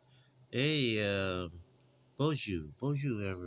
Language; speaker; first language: French; non-native, learner; English